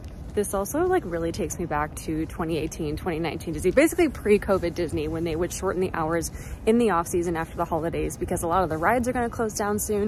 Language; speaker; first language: English; native; English